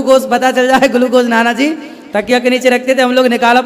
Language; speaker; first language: Hindi; native; Hindi